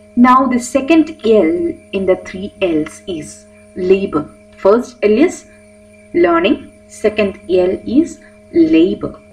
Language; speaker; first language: English; non-native, local second language; Malayalam